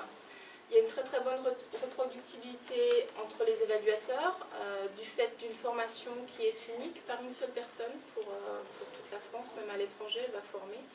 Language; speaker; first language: French; native; French